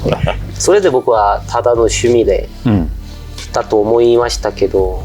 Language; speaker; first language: Japanese; non-native, fluent; Korean